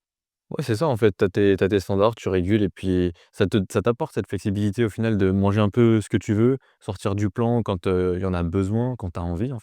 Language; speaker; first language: French; native; French